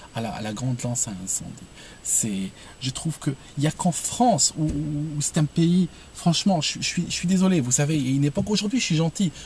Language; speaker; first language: French; non-native, local second language; Arabic